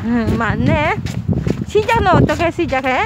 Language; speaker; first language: Korean; non-native, learner; Filipino